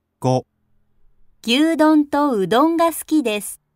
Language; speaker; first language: Japanese; non-native, learner; Chinese